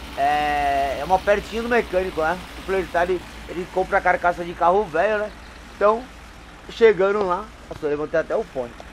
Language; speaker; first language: Portuguese; native; Portuguese